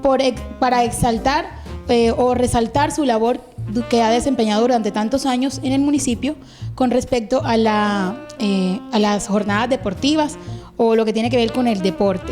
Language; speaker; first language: Spanish; native; Spanish